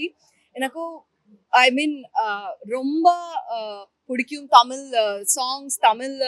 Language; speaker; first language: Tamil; non-native, learner; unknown